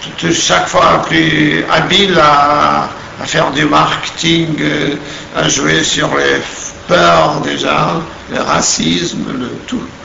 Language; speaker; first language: French; non-native, fluent; Portuguese